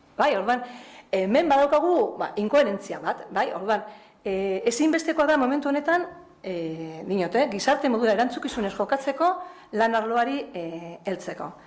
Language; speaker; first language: Basque; native; Basque